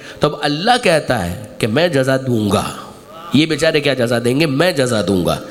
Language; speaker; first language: Urdu; non-native, local second language; Gujarati